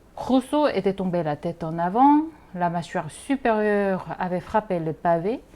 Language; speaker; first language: French; non-native, fluent; Korean